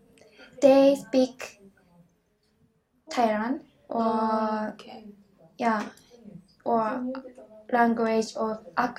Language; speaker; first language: English; non-native, learner; Japanese